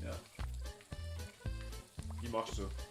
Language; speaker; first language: German; native; German